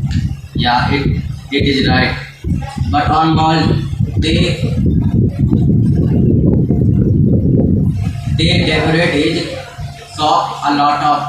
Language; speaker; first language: English; non-native, learner; Hindi